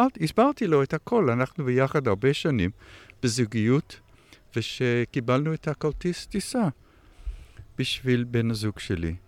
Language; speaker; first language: Hebrew; non-native, fluent; English